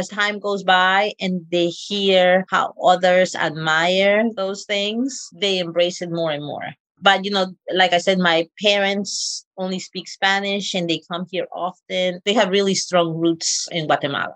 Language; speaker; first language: English; early bilingual, other home language; Spanish